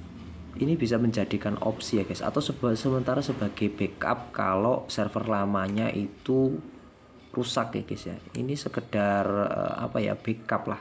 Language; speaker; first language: Indonesian; native; Indonesian